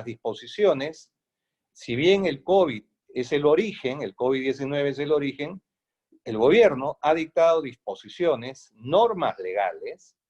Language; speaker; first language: Spanish; native; Spanish